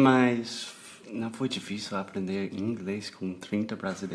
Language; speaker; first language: Portuguese; non-native, fluent; English